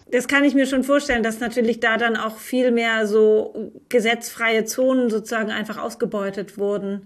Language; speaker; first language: German; native; German